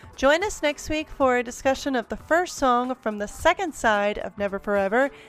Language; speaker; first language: English; native; English